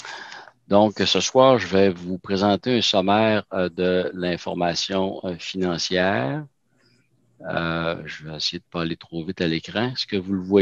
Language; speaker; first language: French; native; French